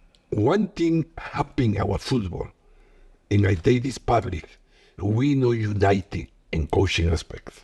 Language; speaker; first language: English; non-native, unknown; Spanish